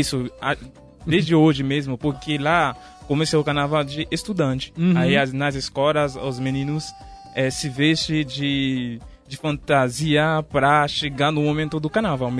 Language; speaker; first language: Portuguese; native; Portuguese